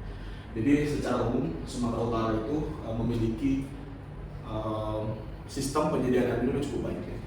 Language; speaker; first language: Indonesian; native; Indonesian